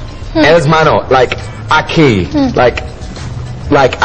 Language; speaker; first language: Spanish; non-native, learner; English